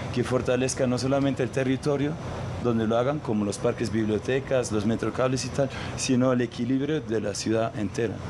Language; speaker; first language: Spanish; non-native, fluent; German